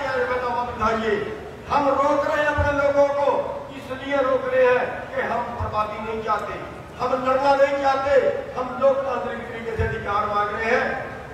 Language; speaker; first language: Hindi; native; Hindi